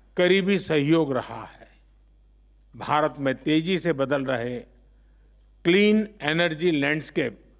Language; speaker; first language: Hindi; non-native, local second language; Gujarati